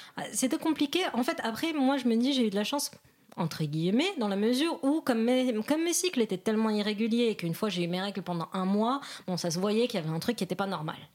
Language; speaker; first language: French; non-native, local second language; Arabic